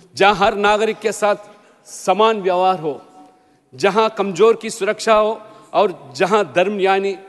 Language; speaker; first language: Hindi; non-native, local second language; Telugu